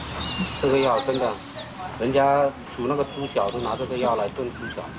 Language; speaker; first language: Chinese; native; Chinese